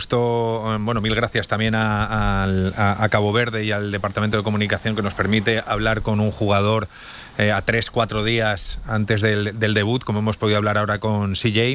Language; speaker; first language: Spanish; native; Spanish